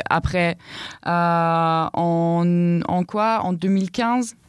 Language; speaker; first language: French; non-native, fluent; German